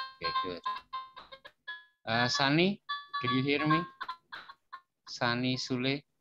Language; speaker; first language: English; non-native, fluent; Indonesian